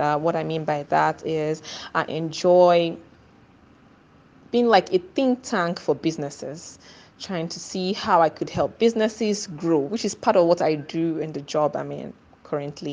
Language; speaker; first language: English; non-native, local second language; Igbo